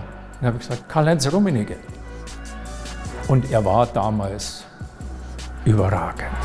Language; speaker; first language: German; native; German